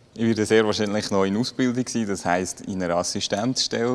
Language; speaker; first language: German; native; German